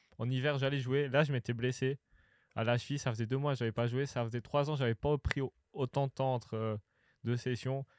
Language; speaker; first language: French; native; French